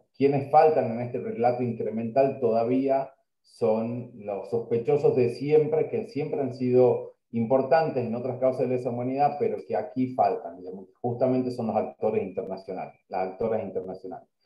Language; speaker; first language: Spanish; native; Spanish